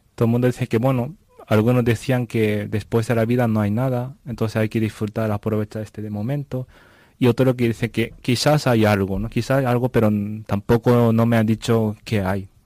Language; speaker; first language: Spanish; non-native, fluent; Japanese